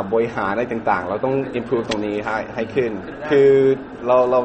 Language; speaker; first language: Thai; early bilingual, other home language; English